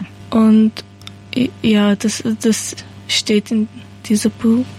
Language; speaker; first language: German; non-native, learner; Persian